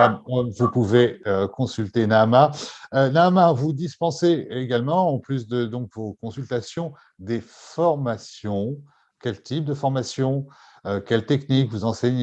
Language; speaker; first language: French; native; French